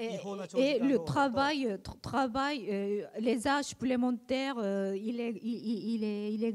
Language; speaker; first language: French; non-native, learner; Japanese